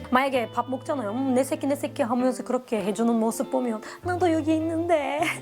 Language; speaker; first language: Korean; non-native, fluent; Turkish